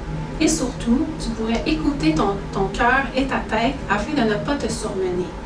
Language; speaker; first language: French; native; French